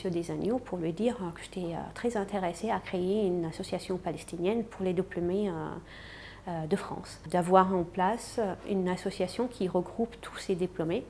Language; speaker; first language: French; non-native, fluent; Arabic